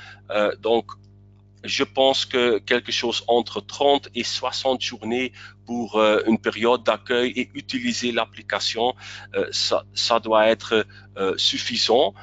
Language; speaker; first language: French; non-native, local second language; Dutch